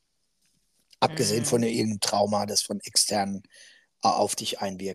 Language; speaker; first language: German; native; German